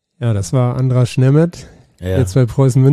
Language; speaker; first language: German; native; German